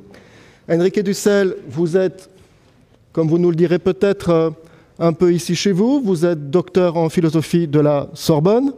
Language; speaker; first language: French; native; French